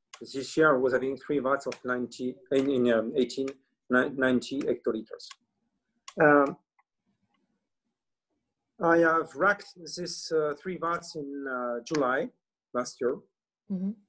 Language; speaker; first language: English; non-native, learner; French